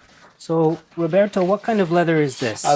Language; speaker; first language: English; early bilingual, heritage; English